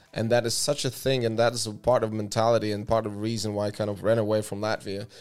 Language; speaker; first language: English; non-native, fluent; Russian